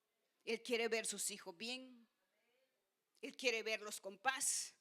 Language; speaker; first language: Spanish; native; Spanish